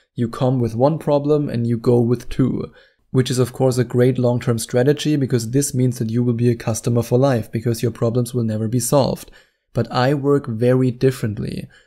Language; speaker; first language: English; non-native, fluent; German